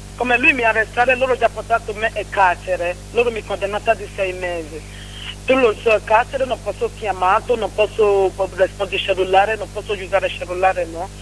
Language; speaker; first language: Italian; non-native, learner; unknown